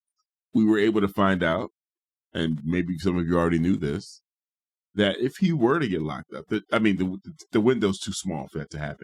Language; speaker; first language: English; native; English